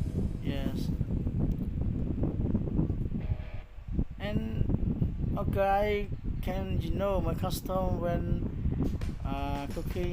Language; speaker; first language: English; non-native, learner; Khmer